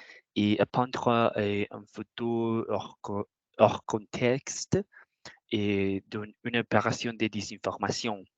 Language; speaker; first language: French; non-native, learner; Spanish